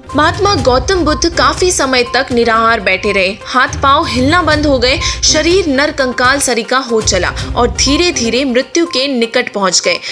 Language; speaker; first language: Hindi; native; Hindi